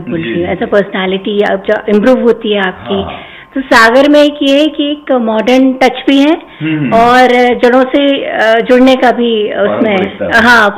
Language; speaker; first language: Hindi; native; Hindi